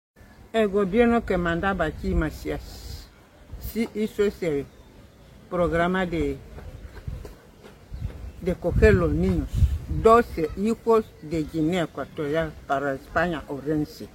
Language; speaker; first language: Spanish; non-native, learner; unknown